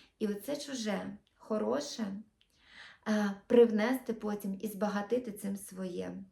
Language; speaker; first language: Ukrainian; non-native, local second language; Russian